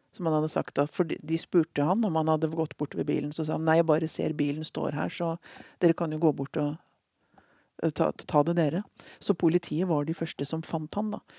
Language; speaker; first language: Norwegian; native; Norwegian